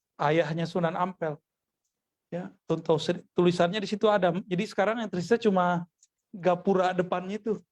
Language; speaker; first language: Indonesian; non-native, local second language; Minangkabau